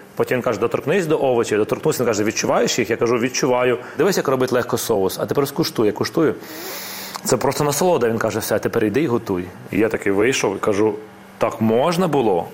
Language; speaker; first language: Ukrainian; non-native, local second language; Russian